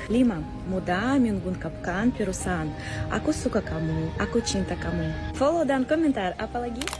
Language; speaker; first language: Indonesian; non-native, fluent; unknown